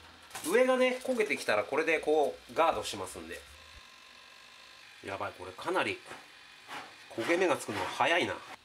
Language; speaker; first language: Japanese; native; Japanese